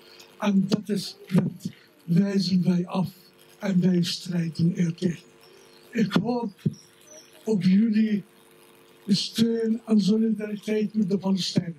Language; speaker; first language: Dutch; non-native, fluent; Arabic